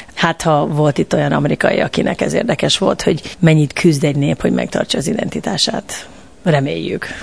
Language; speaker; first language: Hungarian; early bilingual, heritage; Hungarian